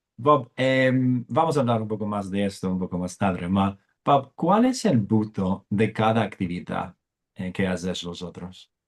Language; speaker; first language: Spanish; non-native, fluent; English